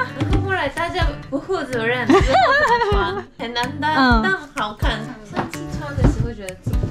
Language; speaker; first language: Chinese; non-native, fluent; Japanese